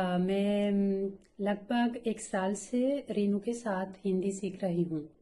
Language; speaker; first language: Hindi; non-native, learner; Italian